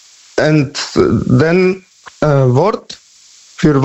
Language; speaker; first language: German; non-native, learner; Polish